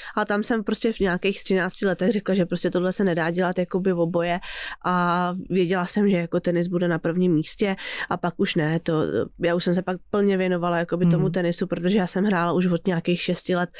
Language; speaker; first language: Czech; native; Czech